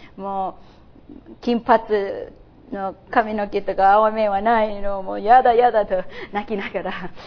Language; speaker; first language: Japanese; non-native, fluent; English